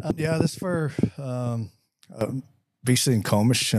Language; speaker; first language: German; non-native, learner; English